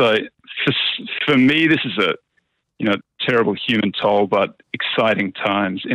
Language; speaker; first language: English; native; English